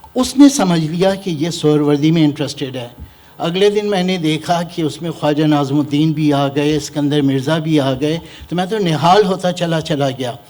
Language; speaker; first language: Urdu; native; Urdu